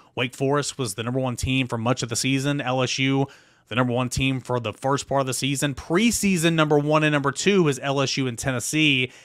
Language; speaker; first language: English; native; English